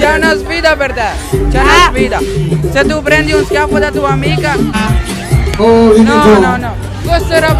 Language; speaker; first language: Italian; non-native, learner; Punjabi